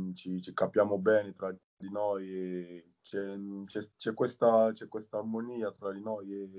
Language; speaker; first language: Italian; non-native, fluent; French